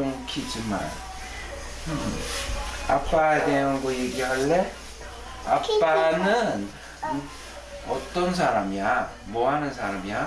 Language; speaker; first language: Korean; early bilingual, heritage; Korean